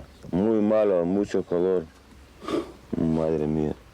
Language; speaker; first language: Spanish; non-native, learner; Lithuanian